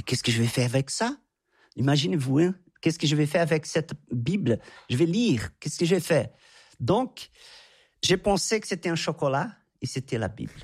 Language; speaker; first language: French; non-native, fluent; Portuguese